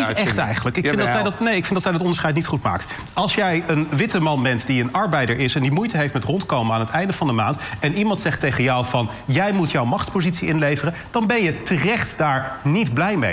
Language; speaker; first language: Dutch; native; Dutch